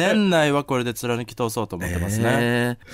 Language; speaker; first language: Japanese; native; Japanese